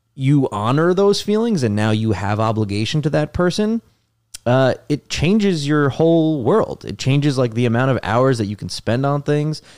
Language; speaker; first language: English; native; English